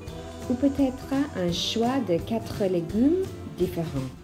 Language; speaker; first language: French; non-native, fluent; English